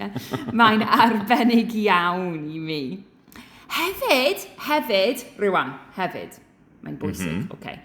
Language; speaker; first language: Welsh; non-native, learner; English